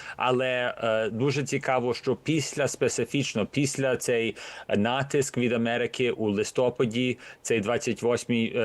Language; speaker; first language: Ukrainian; early bilingual, heritage; Ukrainian